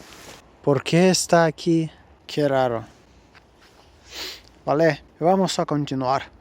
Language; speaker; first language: Spanish; non-native, learner; Russian